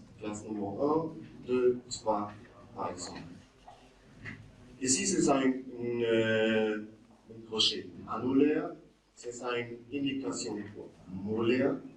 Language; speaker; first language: French; non-native, learner; German